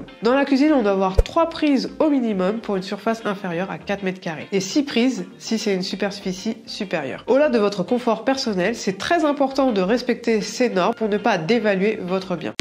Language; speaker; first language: French; native; French